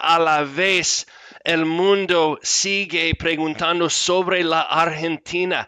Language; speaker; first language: Spanish; non-native, fluent; English